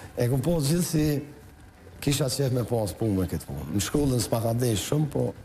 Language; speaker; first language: Albanian; native; Albanian